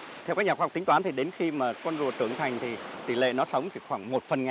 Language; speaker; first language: Vietnamese; native; Vietnamese